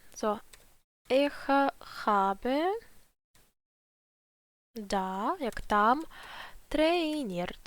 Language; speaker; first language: German; non-native, fluent; Ukrainian